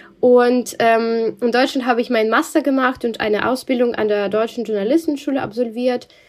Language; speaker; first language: German; non-native, fluent; Russian